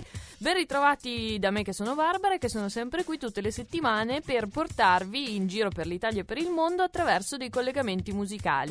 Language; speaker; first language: Italian; native; Italian